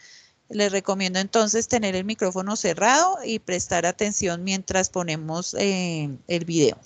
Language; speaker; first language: Spanish; native; Spanish